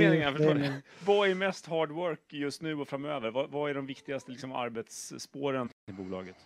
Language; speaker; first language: Swedish; native; Swedish